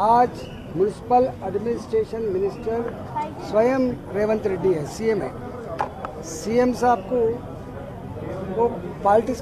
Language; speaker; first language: Hindi; non-native, local second language; Telugu